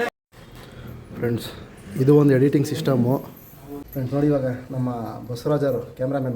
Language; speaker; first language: Kannada; native; Kannada